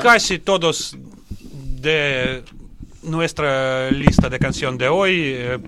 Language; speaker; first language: Spanish; non-native, learner; Russian